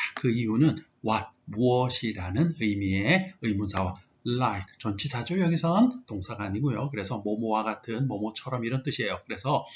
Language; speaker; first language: Korean; native; Korean